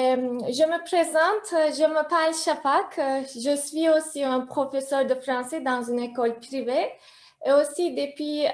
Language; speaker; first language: French; non-native, fluent; Turkish